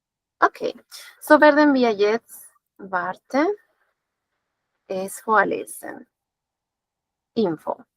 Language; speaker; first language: German; non-native, fluent; Spanish